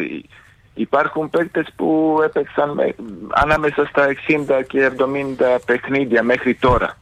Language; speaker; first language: Greek; non-native, fluent; Serbian